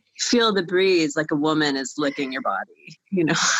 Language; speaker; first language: English; native; English